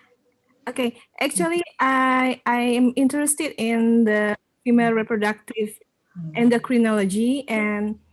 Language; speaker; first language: English; non-native, local second language; Indonesian